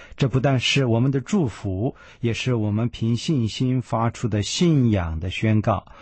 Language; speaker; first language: Chinese; early bilingual, heritage; Chinese